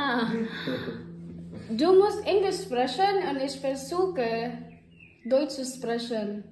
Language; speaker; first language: German; non-native, learner; Filipino